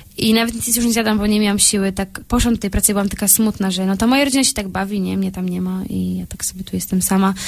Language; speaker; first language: Polish; native; Polish